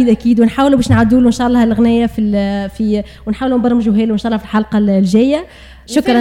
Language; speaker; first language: Arabic; native; Arabic